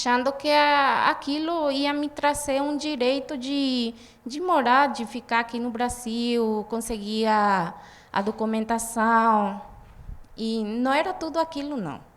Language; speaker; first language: Portuguese; non-native, fluent; Guarani